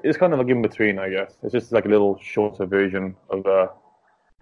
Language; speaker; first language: English; native; English